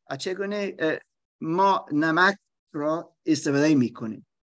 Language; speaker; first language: Persian; non-native, learner; German